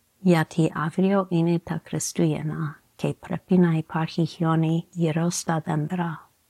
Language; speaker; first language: Greek; non-native, learner; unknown